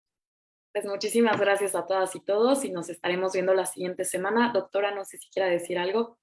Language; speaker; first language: Spanish; native; Spanish